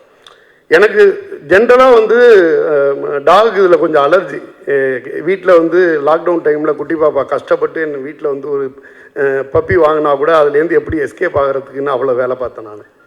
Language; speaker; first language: Tamil; native; Tamil